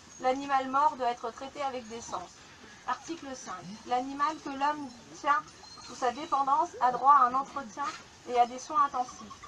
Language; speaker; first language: French; native; French